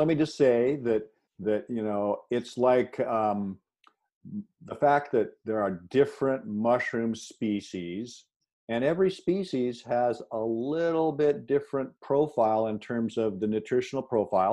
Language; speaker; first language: English; native; English